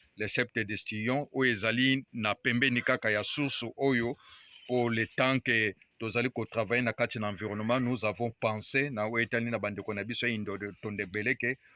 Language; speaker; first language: Lingala; non-native, local second language; Kongo